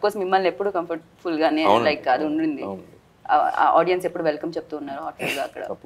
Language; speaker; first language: Telugu; native; Telugu